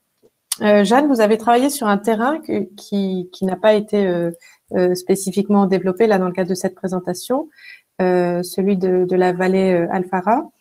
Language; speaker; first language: French; native; French